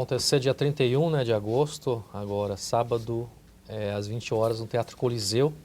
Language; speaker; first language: Portuguese; native; Portuguese